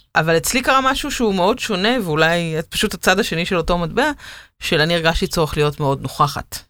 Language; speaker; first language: Hebrew; native; Hebrew